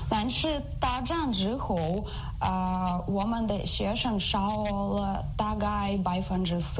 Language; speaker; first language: Chinese; non-native, learner; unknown